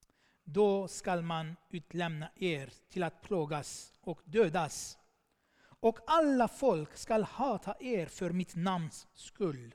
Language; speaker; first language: Swedish; non-native, fluent; Armenian